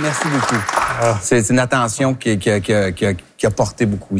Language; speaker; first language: French; native; French